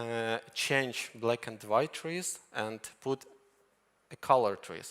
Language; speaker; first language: English; non-native, learner; Ukrainian